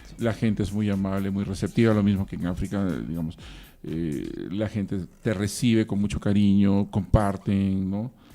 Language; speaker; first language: Spanish; native; Spanish